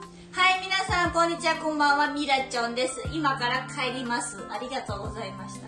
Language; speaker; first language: Japanese; early bilingual, other home language; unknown